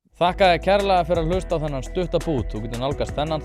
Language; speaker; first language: Icelandic; native; Icelandic